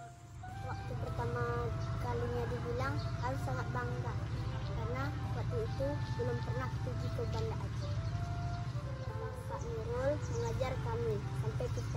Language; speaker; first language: Indonesian; non-native, local second language; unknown